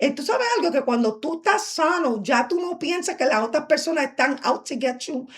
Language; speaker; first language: Spanish; early bilingual, heritage; Spanish